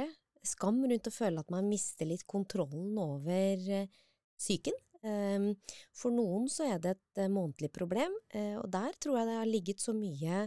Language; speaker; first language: Norwegian; native; Norwegian